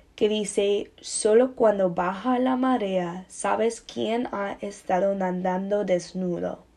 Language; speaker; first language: Spanish; non-native, learner; English